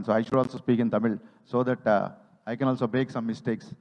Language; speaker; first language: Tamil; non-native, learner; Telugu